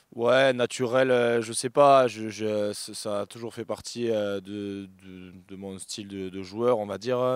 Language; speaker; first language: French; native; French